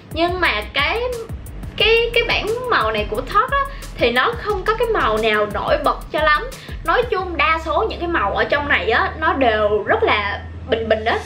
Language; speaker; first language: Vietnamese; native; Vietnamese